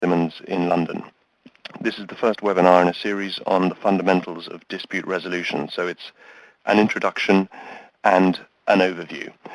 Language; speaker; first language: English; native; English